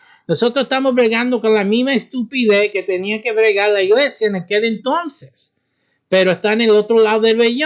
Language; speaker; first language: Spanish; early bilingual, heritage; Spanish